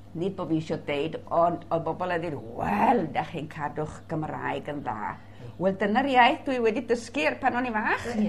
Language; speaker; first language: Welsh; early bilingual, heritage; Welsh